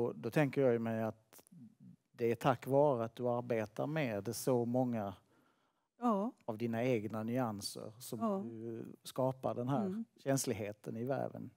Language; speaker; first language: Swedish; native; Swedish